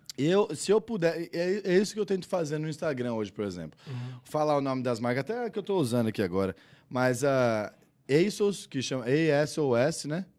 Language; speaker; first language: Portuguese; early bilingual, heritage; Portuguese